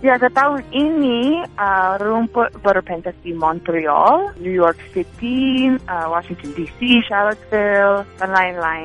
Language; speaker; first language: Indonesian; non-native, fluent; English